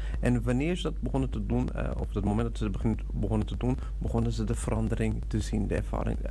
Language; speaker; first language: Dutch; non-native, fluent; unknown